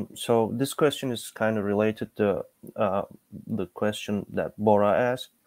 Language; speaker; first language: English; non-native, fluent; Turkish